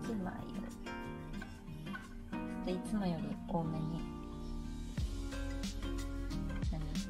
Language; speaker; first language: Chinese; non-native, learner; Japanese